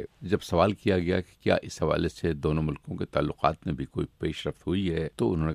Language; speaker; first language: Urdu; native; Urdu